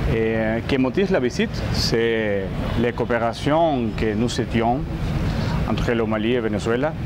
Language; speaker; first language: French; non-native, learner; Spanish